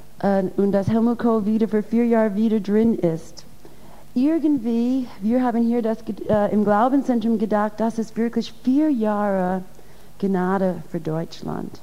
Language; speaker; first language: German; non-native, fluent; English